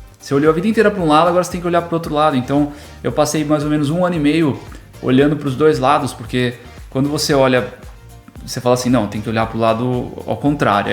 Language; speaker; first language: Portuguese; native; Portuguese